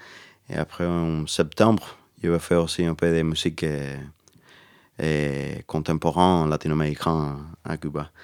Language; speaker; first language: French; non-native, learner; Spanish